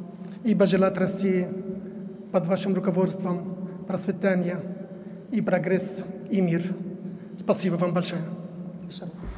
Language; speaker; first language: Russian; non-native, fluent; Arabic